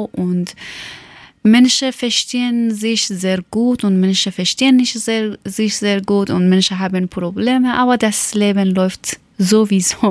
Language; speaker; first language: German; non-native, learner; Persian